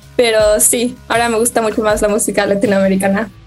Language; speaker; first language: Spanish; native; Spanish